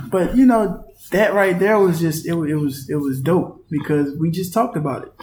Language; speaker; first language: English; native; English